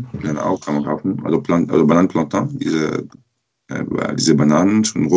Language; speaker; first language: German; non-native, learner; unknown